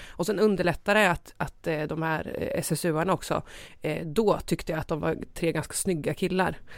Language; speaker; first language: Swedish; native; Swedish